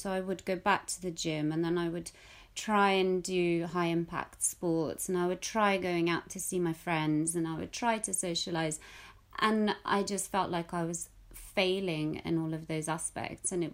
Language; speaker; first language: English; early bilingual, other home language; Russian